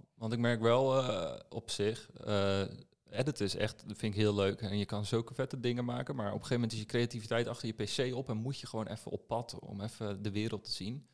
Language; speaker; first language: Dutch; native; Dutch